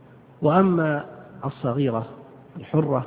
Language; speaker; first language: Arabic; native; Arabic